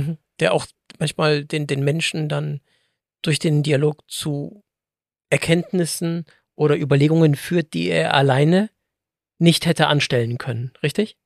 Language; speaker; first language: German; native; German